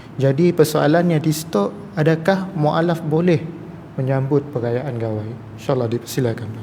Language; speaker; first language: Malay; native; Malay